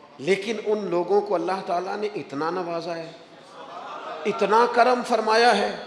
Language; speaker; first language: Urdu; non-native, local second language; Punjabi